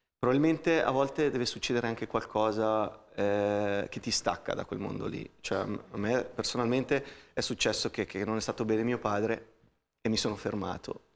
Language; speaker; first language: Italian; native; Italian